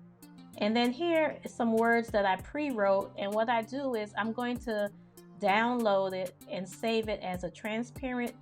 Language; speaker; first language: English; native; English